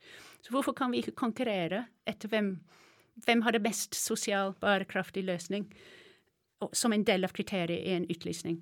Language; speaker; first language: Norwegian; non-native, fluent; English